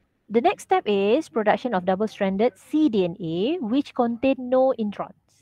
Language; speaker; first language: English; non-native, local second language; Malay